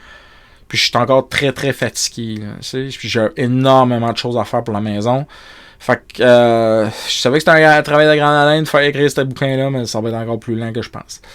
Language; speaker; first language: French; native; French